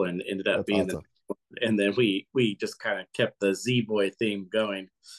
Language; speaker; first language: English; native; English